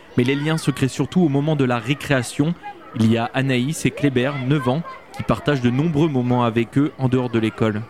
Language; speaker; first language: French; native; French